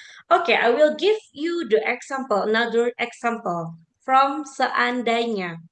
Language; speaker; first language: English; non-native, fluent; Indonesian